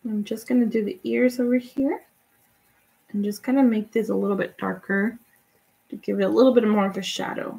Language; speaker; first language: English; non-native, fluent; Spanish